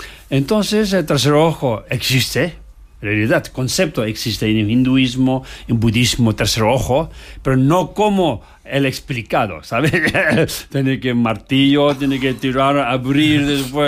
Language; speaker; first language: Spanish; non-native, learner; Tibetan